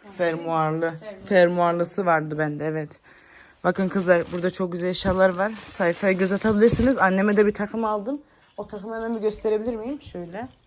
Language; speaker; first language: Turkish; early bilingual, heritage; Turkish